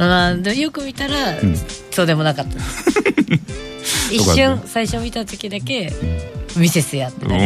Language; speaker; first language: Japanese; native; Japanese